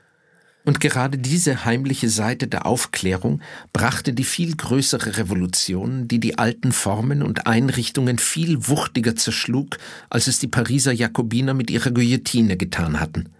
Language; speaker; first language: German; native; German